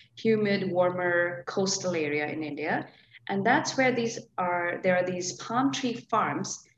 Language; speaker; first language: English; non-native, local second language; Hindi